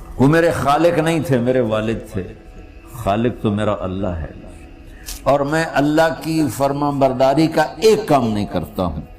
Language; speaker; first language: Urdu; non-native, local second language; Punjabi